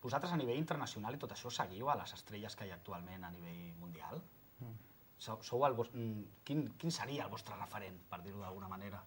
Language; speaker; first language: Catalan; native; Catalan